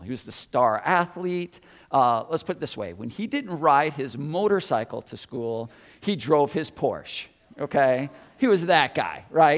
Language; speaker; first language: English; native; English